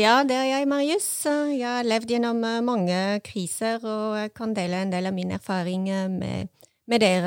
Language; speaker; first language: Norwegian; non-native, fluent; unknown